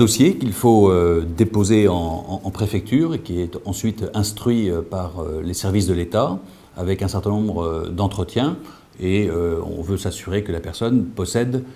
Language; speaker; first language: French; native; French